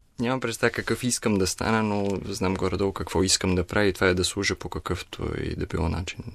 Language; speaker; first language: Bulgarian; native; Bulgarian